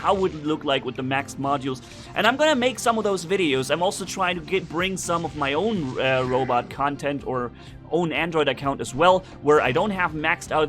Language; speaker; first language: English; non-native, fluent; German